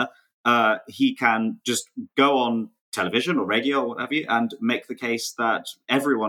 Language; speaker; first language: English; native; English